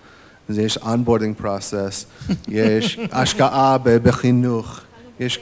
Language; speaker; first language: Hebrew; non-native, fluent; English